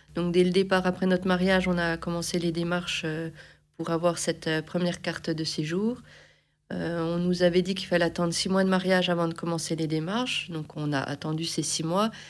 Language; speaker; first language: French; native; French